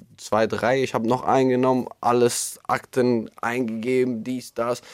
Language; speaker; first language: German; non-native, fluent; Albanian